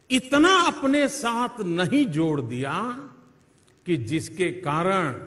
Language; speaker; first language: Hindi; native; Hindi